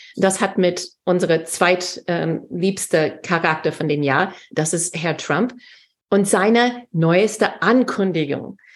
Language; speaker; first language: German; non-native, fluent; English